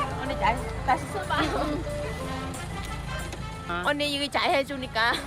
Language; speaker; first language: Korean; non-native, learner; Thai